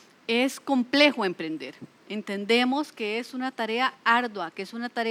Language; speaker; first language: Spanish; native; Spanish